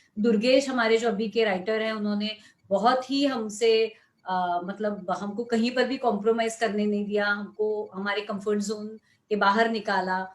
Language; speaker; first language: Hindi; non-native, local second language; Marathi